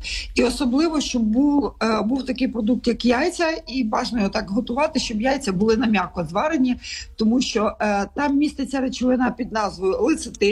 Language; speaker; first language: Ukrainian; native; Ukrainian